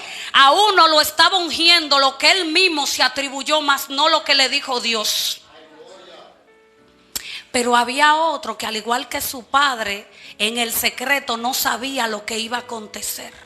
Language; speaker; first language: Spanish; native; Spanish